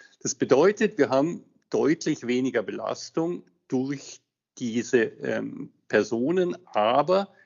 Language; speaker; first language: German; native; German